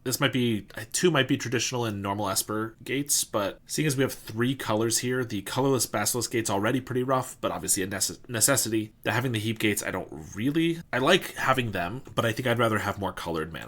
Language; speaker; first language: English; native; English